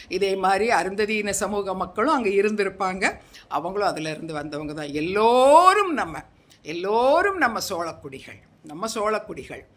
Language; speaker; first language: Tamil; non-native, local second language; Telugu